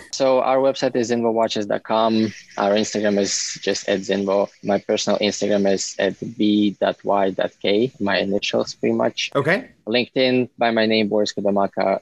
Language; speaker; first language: English; non-native, fluent; Ukrainian